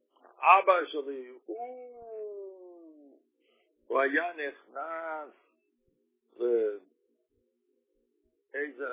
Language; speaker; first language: Hebrew; non-native, fluent; Yiddish